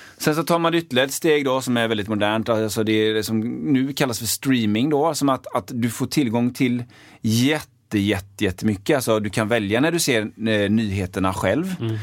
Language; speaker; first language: Swedish; native; Swedish